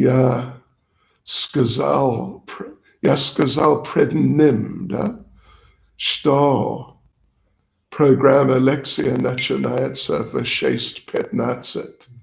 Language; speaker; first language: Russian; non-native, learner; English